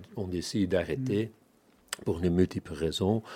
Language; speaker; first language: French; non-native, fluent; Dutch